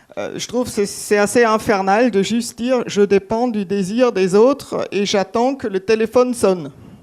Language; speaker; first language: French; non-native, fluent; German